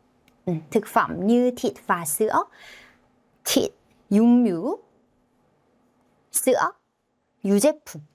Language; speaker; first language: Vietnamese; non-native, fluent; Korean